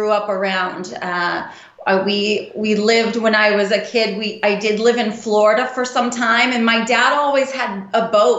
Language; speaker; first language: English; native; English